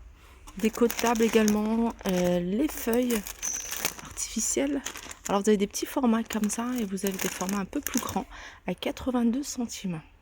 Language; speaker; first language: French; native; French